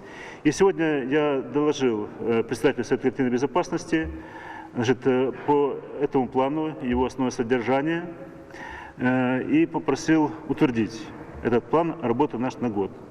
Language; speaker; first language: Russian; native; Russian